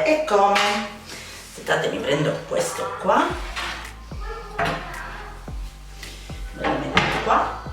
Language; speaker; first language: Italian; native; Italian